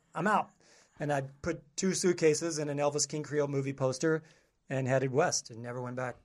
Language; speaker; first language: English; native; English